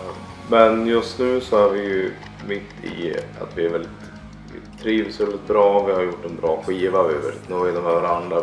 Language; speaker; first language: Swedish; native; Swedish